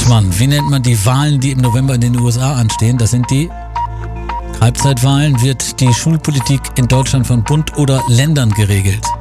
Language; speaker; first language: German; native; German